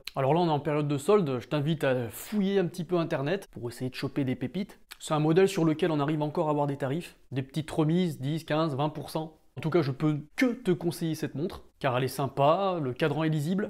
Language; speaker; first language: French; native; French